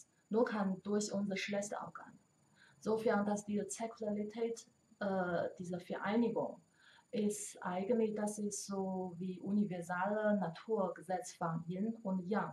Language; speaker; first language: German; non-native, learner; Chinese